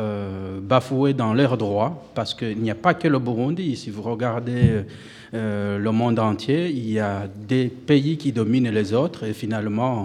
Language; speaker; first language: French; non-native, local second language; Rundi